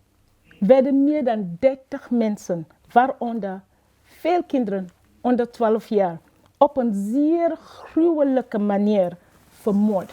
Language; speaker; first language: Dutch; non-native, fluent; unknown